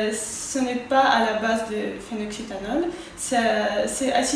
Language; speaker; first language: French; non-native, fluent; Russian